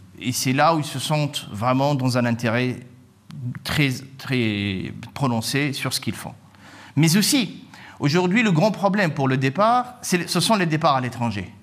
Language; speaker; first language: French; non-native, local second language; Arabic